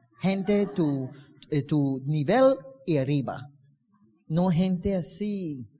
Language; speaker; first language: Spanish; non-native, learner; English